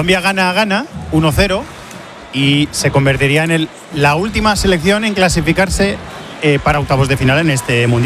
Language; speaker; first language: Spanish; native; Spanish